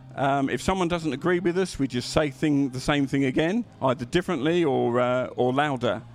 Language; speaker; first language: English; native; English